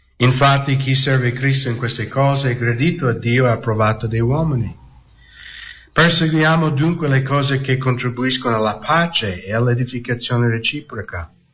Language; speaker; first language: Italian; non-native, fluent; English